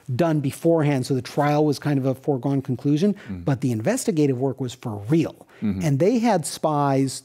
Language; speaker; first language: English; native; English